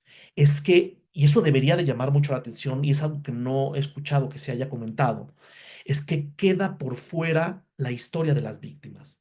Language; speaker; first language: Spanish; native; Spanish